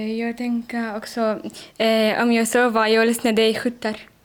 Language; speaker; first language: Swedish; non-native, learner; Arabic